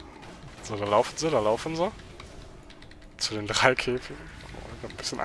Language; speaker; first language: German; native; German